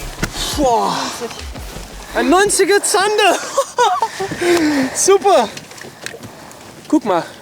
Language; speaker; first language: German; non-native, learner; Dutch